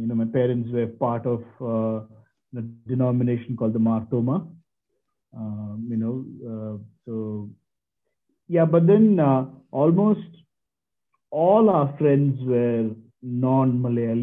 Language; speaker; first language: English; non-native, local second language; Malayalam